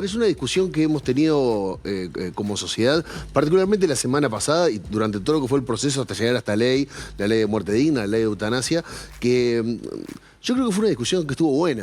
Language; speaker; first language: Spanish; native; Spanish